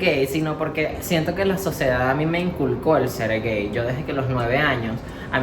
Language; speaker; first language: Spanish; native; Spanish